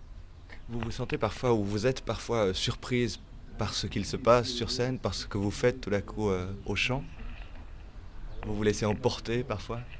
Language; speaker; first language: French; native; French